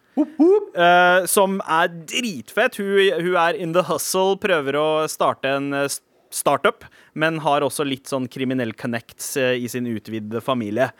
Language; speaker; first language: Norwegian; early bilingual, other home language; Punjabi